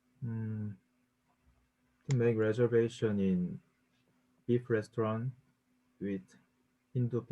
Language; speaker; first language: English; non-native, learner; Korean